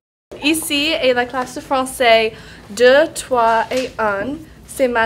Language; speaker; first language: French; non-native, learner; English